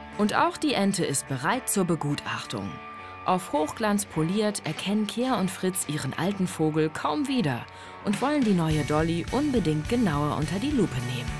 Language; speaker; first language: German; native; German